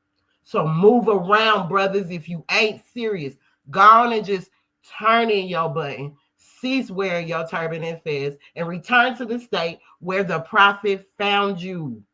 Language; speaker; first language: English; native; English